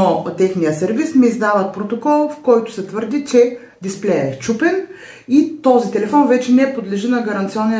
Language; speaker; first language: Bulgarian; native; Bulgarian